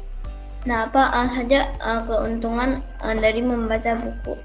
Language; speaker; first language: Indonesian; non-native, learner; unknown